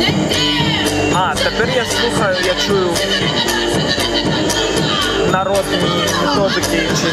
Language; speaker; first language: Ukrainian; non-native, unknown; English